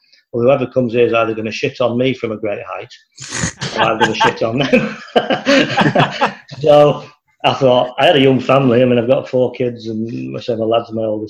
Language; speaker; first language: English; native; English